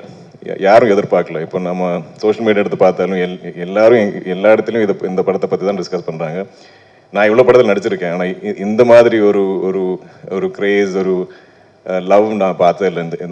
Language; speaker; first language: Tamil; non-native, local second language; Malayalam